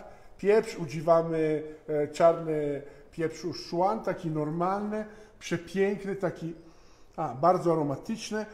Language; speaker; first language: Polish; non-native, fluent; Italian